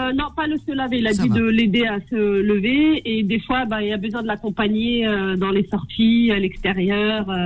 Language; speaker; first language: French; non-native, local second language; Arabic